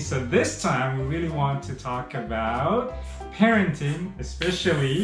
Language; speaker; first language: English; non-native, fluent; Indonesian